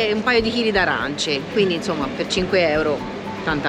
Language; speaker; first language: Italian; native; Italian